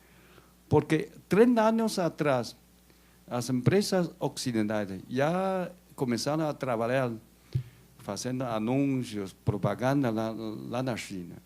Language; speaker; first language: Portuguese; non-native, learner; Chinese